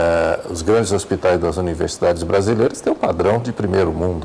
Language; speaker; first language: Portuguese; native; Portuguese